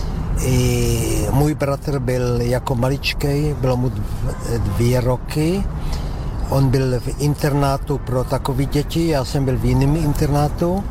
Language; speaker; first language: Czech; non-native, local second language; Slovak